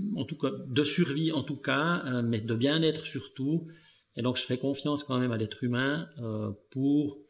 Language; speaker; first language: French; native; French